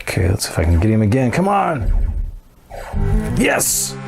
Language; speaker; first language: English; native; English